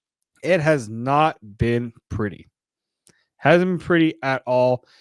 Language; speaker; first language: English; native; English